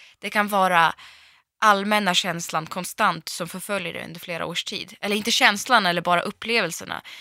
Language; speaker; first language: Swedish; early bilingual, other home language; Russian